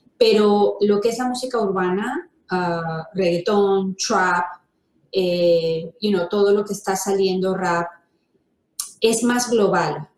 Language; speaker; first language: Spanish; native; Spanish